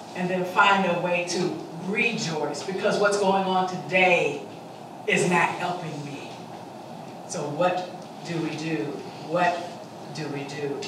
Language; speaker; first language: English; native; English